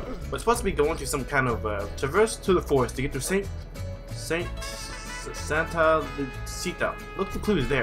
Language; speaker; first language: English; native; English